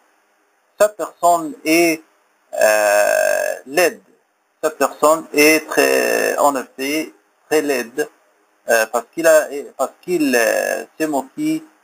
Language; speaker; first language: French; non-native, learner; Arabic